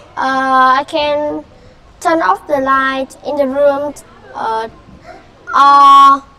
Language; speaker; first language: English; non-native, fluent; Vietnamese